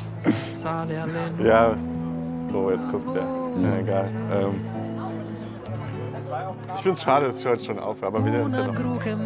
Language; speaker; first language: German; native; German